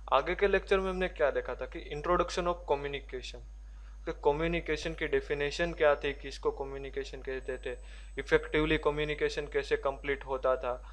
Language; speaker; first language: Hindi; non-native, local second language; Gujarati